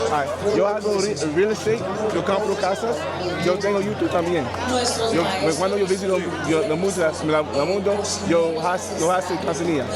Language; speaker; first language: Spanish; non-native, learner; English